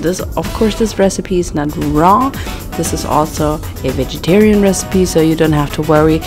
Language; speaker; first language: English; non-native, fluent; German